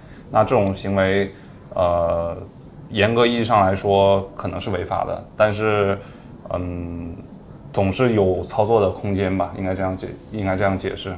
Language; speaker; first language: Chinese; native; Chinese